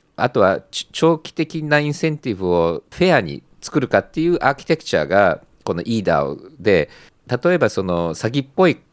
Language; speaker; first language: Japanese; native; Japanese